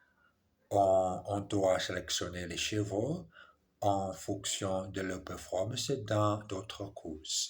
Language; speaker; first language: French; non-native, learner; English